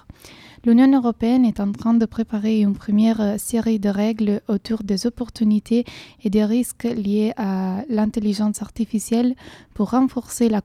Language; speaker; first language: French; non-native, fluent; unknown